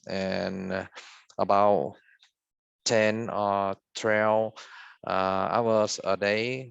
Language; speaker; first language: English; non-native, fluent; Vietnamese